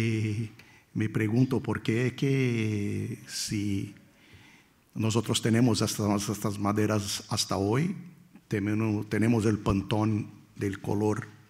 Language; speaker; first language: Spanish; non-native, fluent; Portuguese